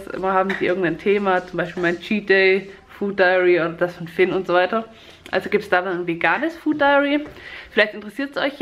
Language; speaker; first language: German; native; German